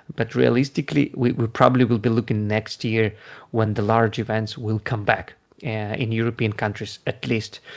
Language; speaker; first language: English; non-native, fluent; Ukrainian